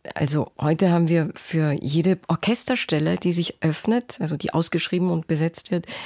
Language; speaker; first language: German; native; German